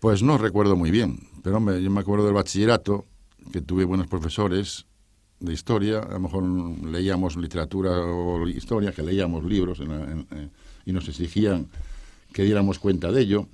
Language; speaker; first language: Spanish; native; Spanish